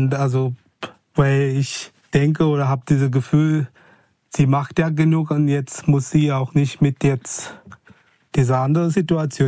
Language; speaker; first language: German; non-native, fluent; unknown